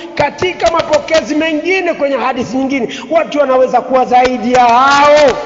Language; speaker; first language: Swahili; native; Swahili